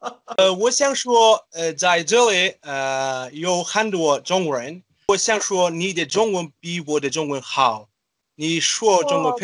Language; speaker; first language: Chinese; non-native, learner; Azerbaijani